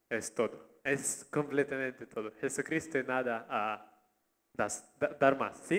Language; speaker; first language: Spanish; non-native, learner; Russian